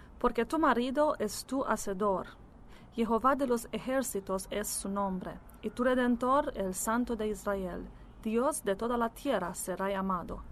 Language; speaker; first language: Spanish; non-native, learner; Italian